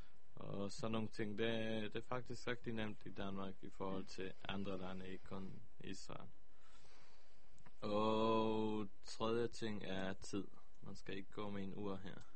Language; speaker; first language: Danish; early bilingual, heritage; Hebrew